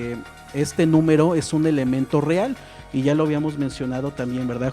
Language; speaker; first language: Spanish; native; Spanish